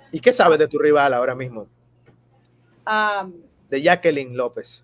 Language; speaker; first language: Spanish; native; Spanish